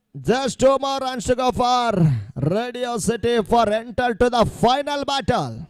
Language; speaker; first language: English; non-native, local second language; Kannada